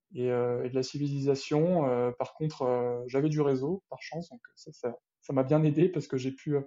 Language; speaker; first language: French; native; French